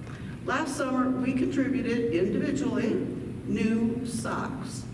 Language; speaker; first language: English; native; English